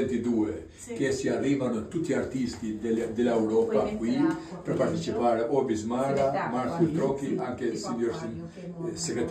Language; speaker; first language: Italian; non-native, learner; Albanian